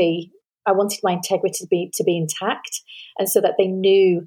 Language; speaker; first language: English; native; English